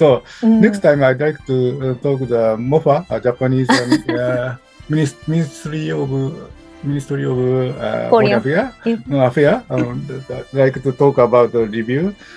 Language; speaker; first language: English; non-native, learner; Japanese